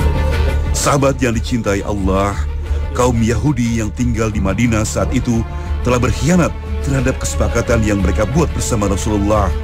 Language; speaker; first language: Indonesian; native; Indonesian